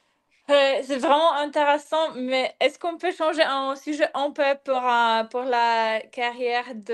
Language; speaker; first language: French; non-native, fluent; Polish